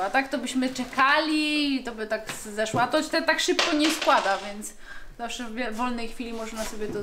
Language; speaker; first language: Polish; native; Polish